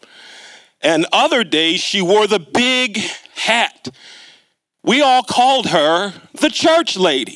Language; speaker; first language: English; native; English